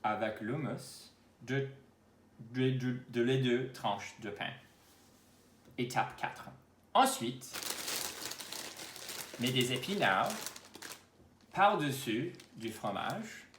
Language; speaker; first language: French; non-native, local second language; English